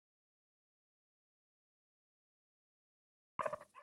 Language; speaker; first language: English; native; English